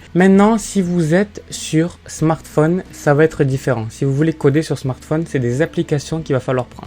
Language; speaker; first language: French; native; French